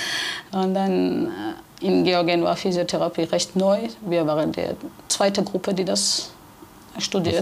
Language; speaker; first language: German; non-native, fluent; Georgian